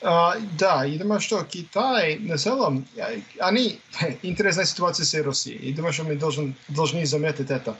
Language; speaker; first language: Russian; non-native, fluent; English